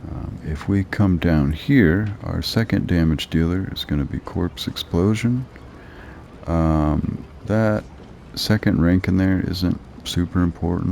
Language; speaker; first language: English; native; English